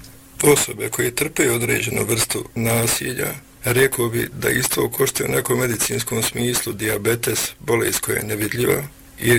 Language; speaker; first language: Bosnian; native; Bosnian